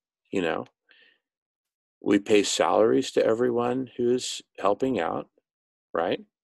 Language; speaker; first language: English; native; English